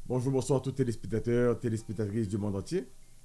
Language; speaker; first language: French; non-native, local second language; Haitian Creole